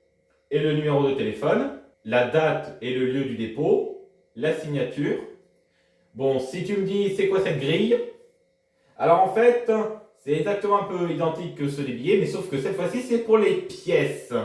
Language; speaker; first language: French; native; French